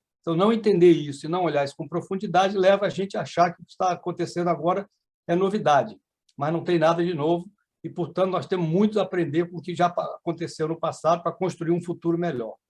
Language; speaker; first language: Portuguese; native; Portuguese